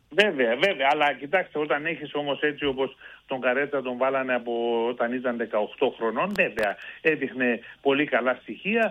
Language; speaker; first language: Greek; early bilingual, heritage; Greek